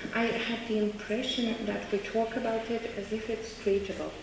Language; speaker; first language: English; non-native, fluent; Bulgarian